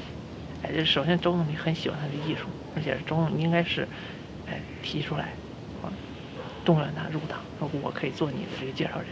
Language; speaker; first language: Chinese; native; Chinese